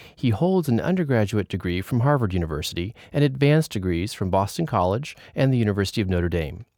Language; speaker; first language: English; native; English